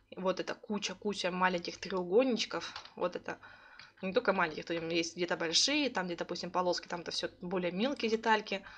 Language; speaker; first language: Russian; early bilingual, heritage; Russian